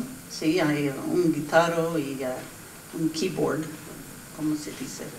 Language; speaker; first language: Spanish; non-native, learner; English